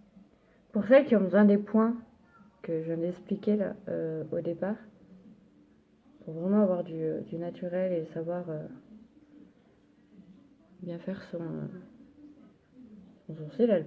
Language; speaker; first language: French; native; French